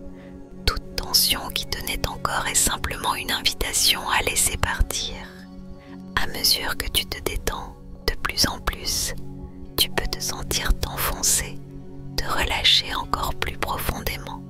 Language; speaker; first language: French; native; French